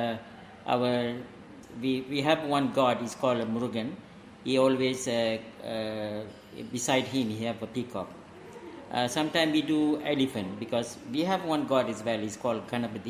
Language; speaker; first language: English; non-native, local second language; Tamil